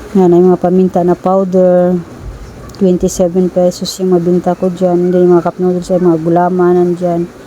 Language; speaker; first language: Filipino; non-native, local second language; Cebuano